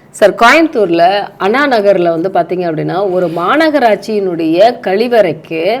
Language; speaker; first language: Tamil; native; Tamil